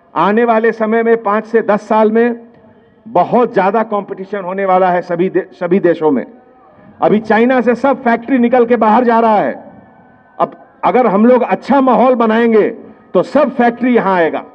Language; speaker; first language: Hindi; non-native, local second language; Telugu